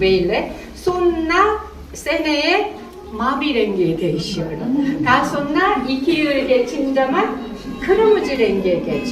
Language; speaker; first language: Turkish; non-native, learner; Korean